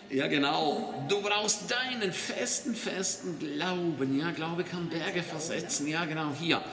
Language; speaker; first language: German; native; German